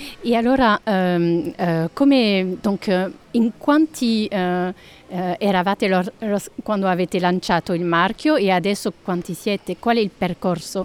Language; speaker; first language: Italian; non-native, fluent; French